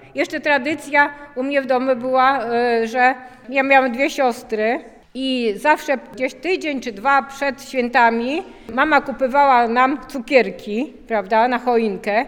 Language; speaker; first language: Polish; native; Polish